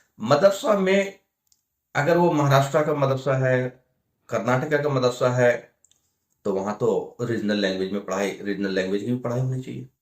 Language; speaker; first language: Urdu; native; Urdu